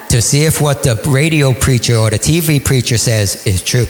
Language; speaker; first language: English; native; English